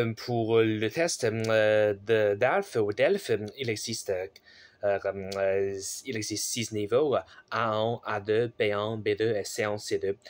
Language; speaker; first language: French; non-native, fluent; Chinese